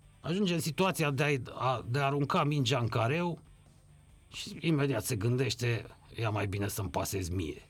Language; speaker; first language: Romanian; native; Romanian